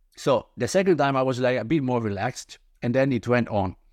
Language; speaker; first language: English; non-native, fluent; Italian